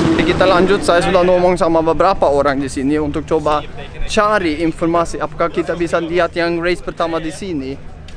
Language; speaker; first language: Indonesian; non-native, fluent; Norwegian